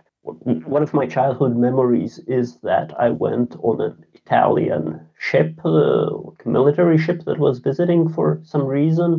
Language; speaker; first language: English; non-native, fluent; Latvian